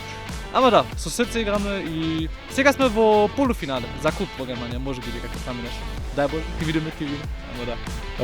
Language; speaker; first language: Macedonian; non-native, learner; German